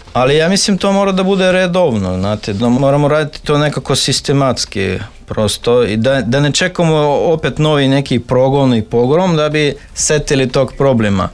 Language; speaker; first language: Serbian; non-native, fluent; Russian